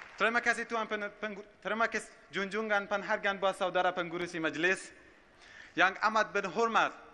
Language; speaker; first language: Malay; non-native, fluent; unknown